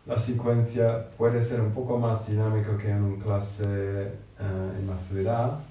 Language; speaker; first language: Spanish; non-native, fluent; English